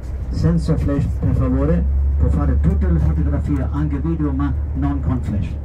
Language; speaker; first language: Italian; non-native, fluent; German